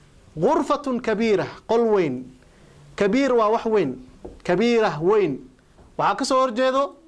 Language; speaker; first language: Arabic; non-native, local second language; Somali